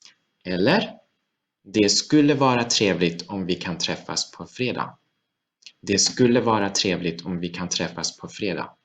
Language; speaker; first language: Swedish; non-native, fluent; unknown